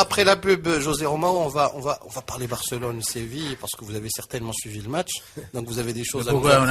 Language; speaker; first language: French; non-native, local second language; Arabic